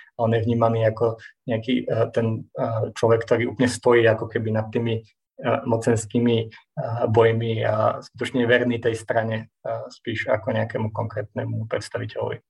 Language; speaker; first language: Slovak; native; Slovak